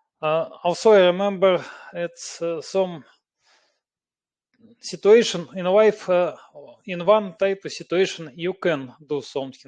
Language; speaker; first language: English; non-native, learner; Russian